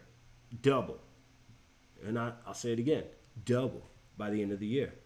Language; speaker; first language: English; native; English